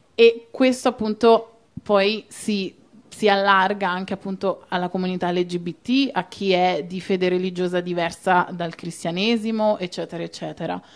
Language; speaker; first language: Italian; native; Italian